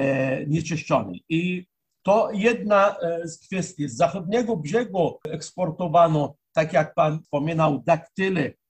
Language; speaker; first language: Polish; non-native, fluent; Arabic